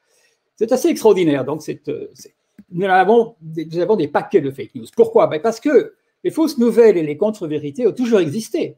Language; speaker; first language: French; native; French